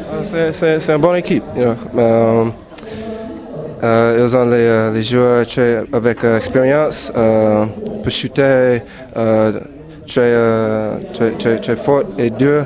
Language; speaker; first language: French; non-native, learner; English